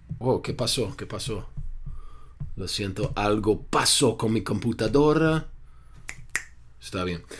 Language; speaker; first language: Spanish; non-native, fluent; English